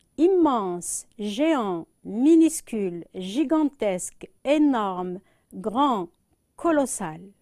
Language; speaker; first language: French; non-native, local second language; Arabic